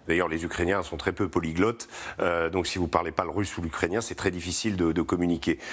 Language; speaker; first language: French; native; French